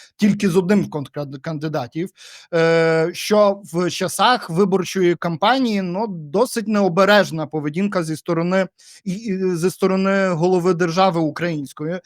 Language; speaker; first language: Ukrainian; native; Ukrainian